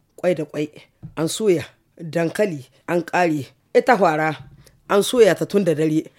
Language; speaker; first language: Hausa; native; Hausa